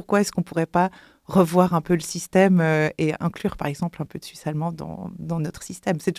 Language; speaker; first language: French; non-native, local second language; German